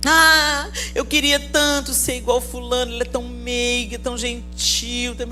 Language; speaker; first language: Portuguese; native; Portuguese